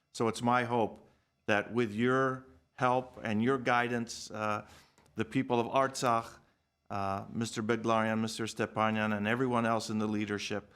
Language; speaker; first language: English; early bilingual, other home language; Armenian